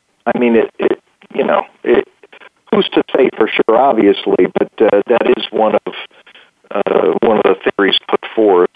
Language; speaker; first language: English; native; English